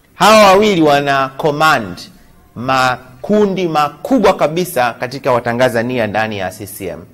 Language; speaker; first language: Swahili; native; Swahili